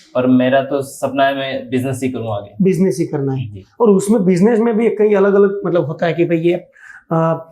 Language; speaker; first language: Hindi; native; Hindi